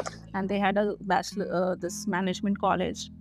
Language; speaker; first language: English; non-native, local second language; Hindi